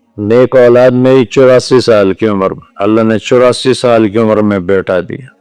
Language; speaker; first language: Urdu; non-native, local second language; Punjabi